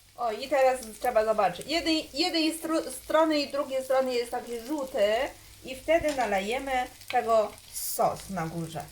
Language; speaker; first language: Polish; non-native, learner; Chinese